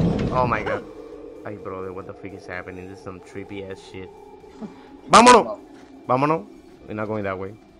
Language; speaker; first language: English; non-native, local second language; Spanish